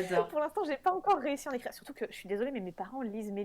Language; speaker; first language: French; native; French